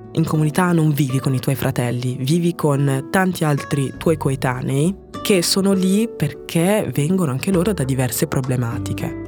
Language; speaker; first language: Italian; early bilingual, other home language; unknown